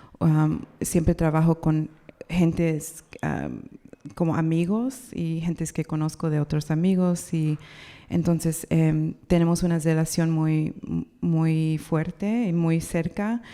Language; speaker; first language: Spanish; non-native, learner; English